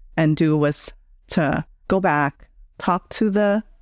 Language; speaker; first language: English; native; English